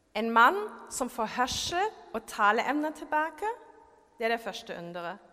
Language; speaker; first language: Norwegian; non-native, fluent; German